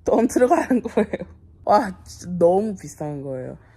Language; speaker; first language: Korean; non-native, fluent; English